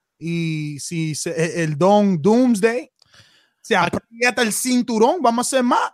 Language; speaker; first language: Spanish; early bilingual, heritage; Spanish